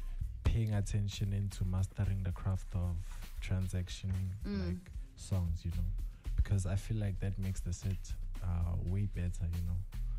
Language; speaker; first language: English; non-native, local second language; Zulu